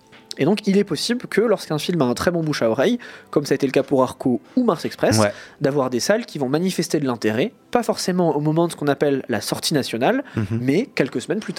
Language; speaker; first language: French; native; French